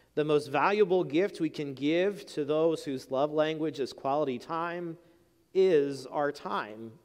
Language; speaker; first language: English; native; English